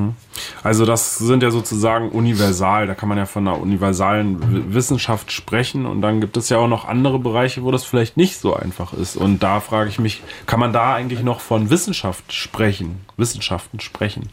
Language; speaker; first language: German; native; German